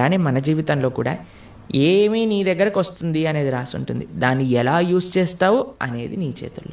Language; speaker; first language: Telugu; native; Telugu